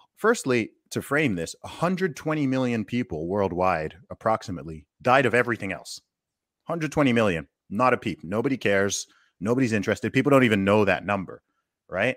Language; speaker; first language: English; native; English